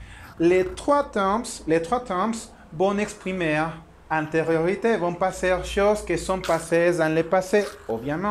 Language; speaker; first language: French; non-native, learner; Spanish